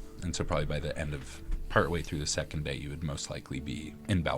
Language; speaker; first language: English; native; English